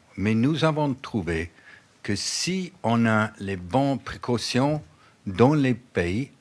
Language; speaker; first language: French; non-native, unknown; English